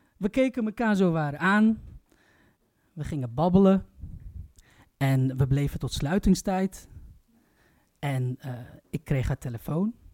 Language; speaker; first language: Dutch; early bilingual, other home language; Turkish